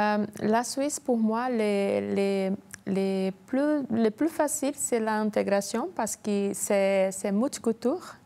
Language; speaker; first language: French; non-native, learner; Portuguese